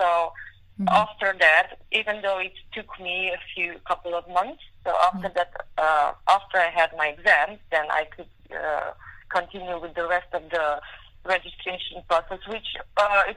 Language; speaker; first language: English; non-native, fluent; Hungarian